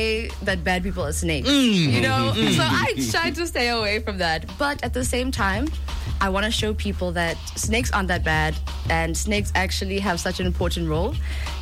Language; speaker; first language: English; native; English